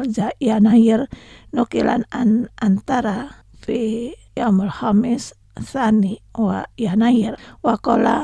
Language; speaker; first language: Arabic; non-native, fluent; Indonesian